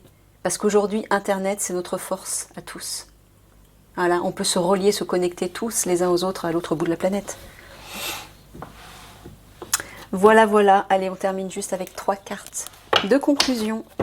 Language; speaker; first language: French; native; French